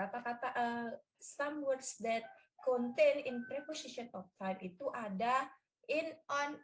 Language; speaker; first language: English; non-native, learner; Indonesian